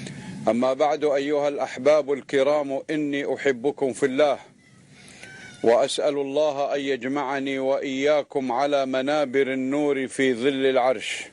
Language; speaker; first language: Arabic; native; Arabic